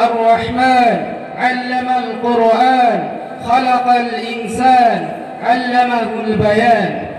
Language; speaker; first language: Arabic; non-native, learner; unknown